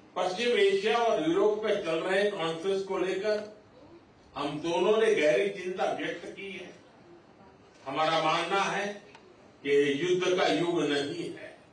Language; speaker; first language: Hindi; non-native, local second language; Gujarati